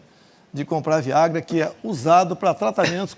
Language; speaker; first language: Portuguese; native; Portuguese